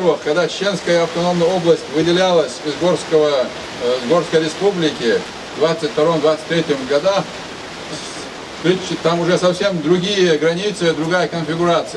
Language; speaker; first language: Russian; non-native, local second language; Ingush